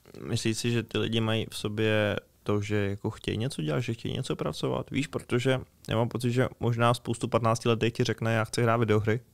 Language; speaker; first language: Czech; native; Czech